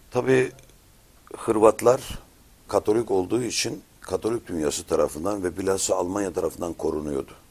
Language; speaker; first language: Turkish; native; Turkish